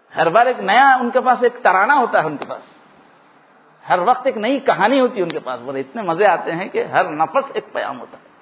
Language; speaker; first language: Urdu; native; Urdu